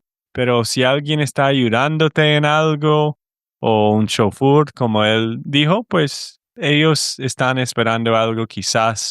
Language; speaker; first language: Spanish; non-native, fluent; English